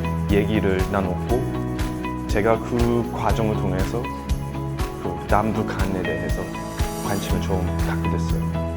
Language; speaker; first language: Korean; non-native, fluent; English